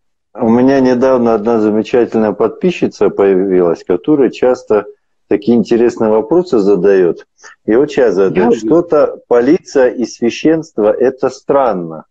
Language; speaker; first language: Russian; native; Russian